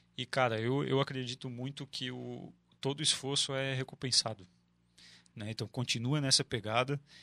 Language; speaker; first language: Portuguese; native; Portuguese